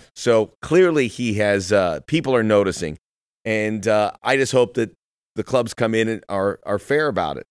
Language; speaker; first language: English; early bilingual, other home language; Spanish